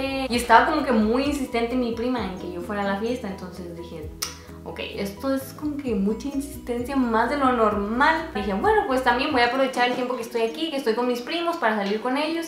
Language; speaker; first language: Spanish; native; Spanish